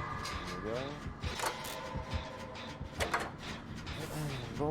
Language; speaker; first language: French; native; French